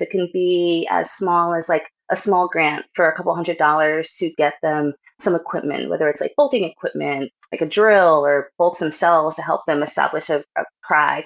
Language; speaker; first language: English; native; English